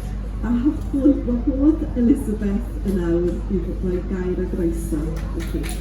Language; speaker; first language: Welsh; native; Welsh